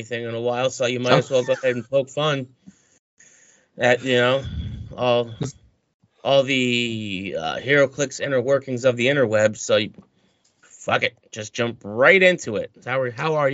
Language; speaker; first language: English; native; English